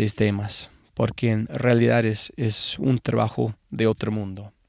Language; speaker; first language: Spanish; non-native, learner; English